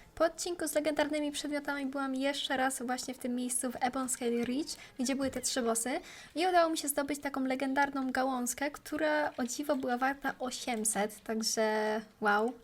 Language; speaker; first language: Polish; native; Polish